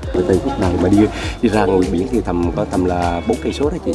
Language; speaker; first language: Vietnamese; native; Vietnamese